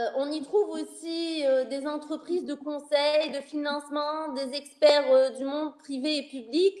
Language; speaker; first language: French; non-native, local second language; Arabic